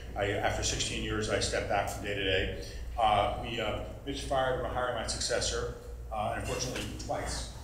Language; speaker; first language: English; native; English